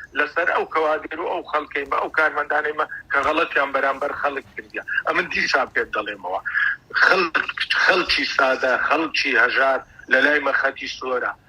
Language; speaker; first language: Central Kurdish; native; Central Kurdish